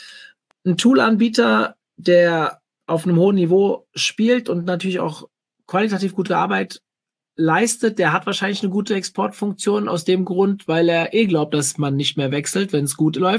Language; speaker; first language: German; native; German